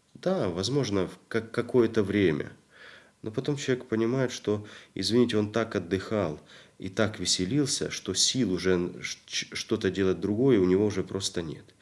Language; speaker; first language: Russian; native; Russian